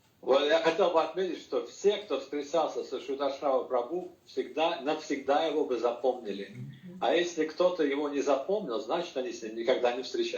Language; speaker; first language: Russian; native; Russian